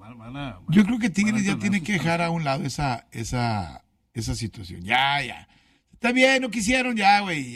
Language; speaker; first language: Spanish; native; Spanish